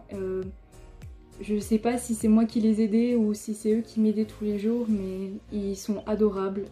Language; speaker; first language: French; native; French